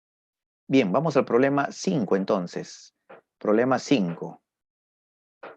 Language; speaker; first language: Spanish; native; Spanish